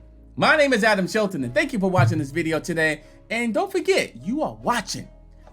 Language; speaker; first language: English; native; English